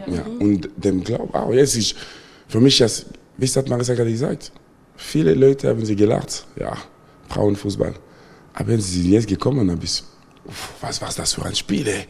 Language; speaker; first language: German; non-native, local second language; French